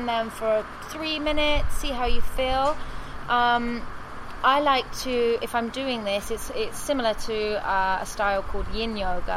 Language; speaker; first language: English; native; English